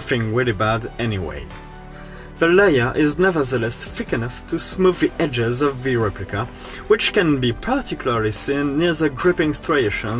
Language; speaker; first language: English; non-native, fluent; French